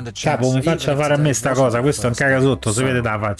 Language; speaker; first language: Italian; native; Italian